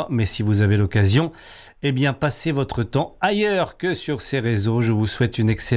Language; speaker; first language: French; native; French